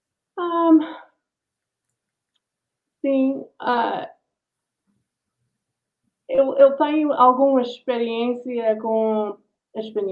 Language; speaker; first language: Portuguese; non-native, learner; English